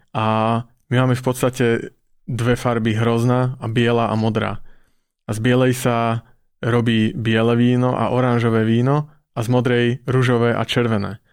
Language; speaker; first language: Slovak; native; Slovak